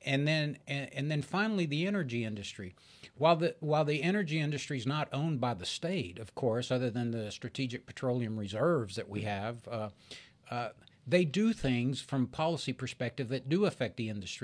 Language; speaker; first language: English; early bilingual, other home language; Spanish